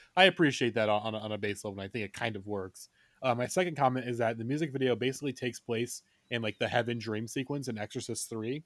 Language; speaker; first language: English; native; English